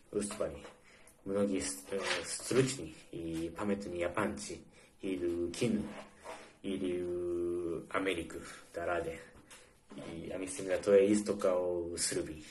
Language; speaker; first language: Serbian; non-native, learner; Japanese